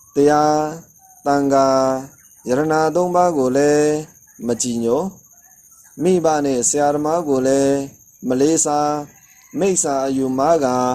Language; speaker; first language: Burmese; non-native, local second language; Shan